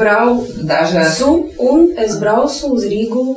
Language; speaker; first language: Latvian; non-native, learner; Russian